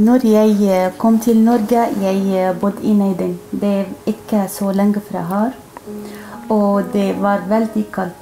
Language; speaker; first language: Norwegian; non-native, learner; Arabic